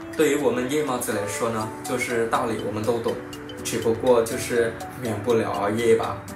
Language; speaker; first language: Chinese; non-native, fluent; Vietnamese